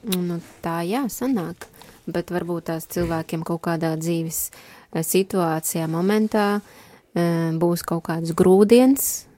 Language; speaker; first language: Latvian; native; Latvian